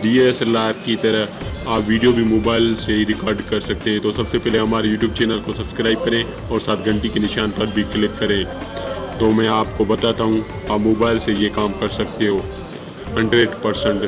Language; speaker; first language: Hindi; native; Hindi